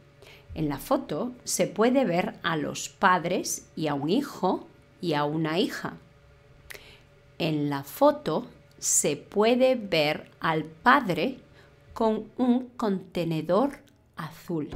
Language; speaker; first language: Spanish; non-native, fluent; English